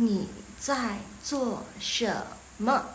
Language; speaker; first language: Chinese; non-native, fluent; Indonesian